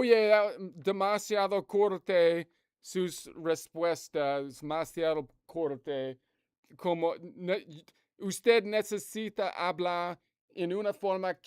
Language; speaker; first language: Spanish; non-native, learner; English